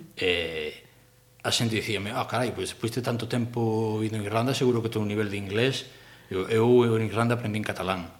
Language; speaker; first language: Galician; non-native, local second language; Spanish